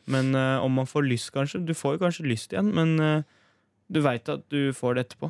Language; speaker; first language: Norwegian; early bilingual, other home language; Turkish